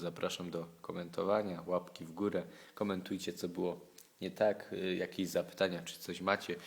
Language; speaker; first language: Polish; native; Polish